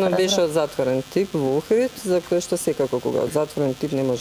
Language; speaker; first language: Macedonian; native; Macedonian